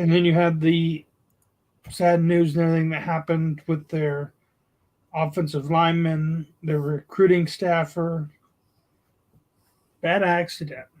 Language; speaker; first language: English; native; English